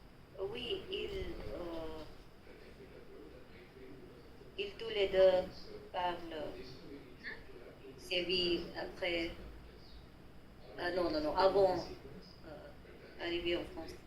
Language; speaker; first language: French; non-native, learner; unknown